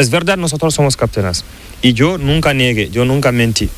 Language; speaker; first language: Spanish; non-native, learner; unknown